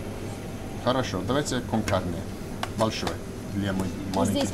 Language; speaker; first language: Russian; non-native, learner; English